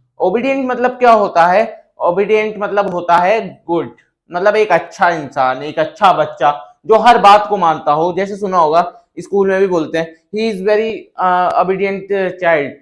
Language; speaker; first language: Hindi; native; Hindi